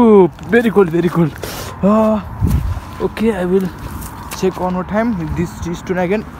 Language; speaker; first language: English; non-native, learner; Nepali